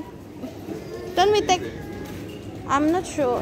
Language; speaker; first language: English; non-native, learner; Indonesian